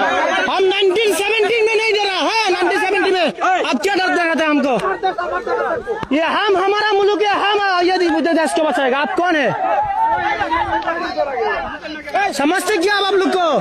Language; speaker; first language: Hindi; non-native, learner; Bangla